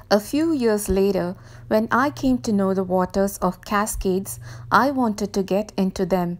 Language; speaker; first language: English; non-native, local second language; Tamil